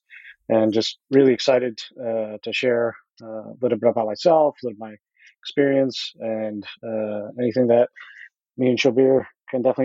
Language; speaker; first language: English; native; English